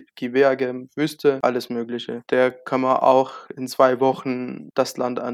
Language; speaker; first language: German; non-native, learner; Arabic